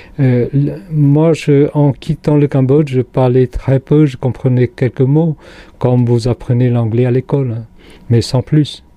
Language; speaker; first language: French; non-native, fluent; Khmer